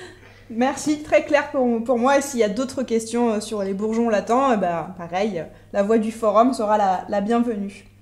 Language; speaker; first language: French; native; French